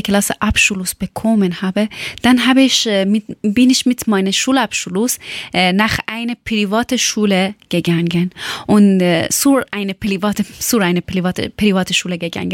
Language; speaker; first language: German; non-native, learner; Persian